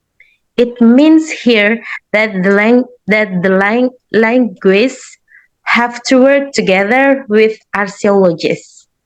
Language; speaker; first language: English; non-native, learner; Indonesian